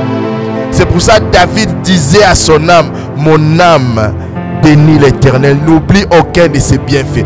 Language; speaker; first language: French; non-native, local second language; Lingala